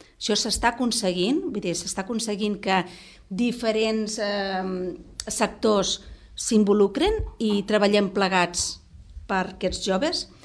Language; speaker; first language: Catalan; non-native, local second language; Spanish